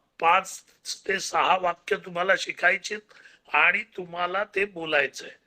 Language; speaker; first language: Marathi; native; Marathi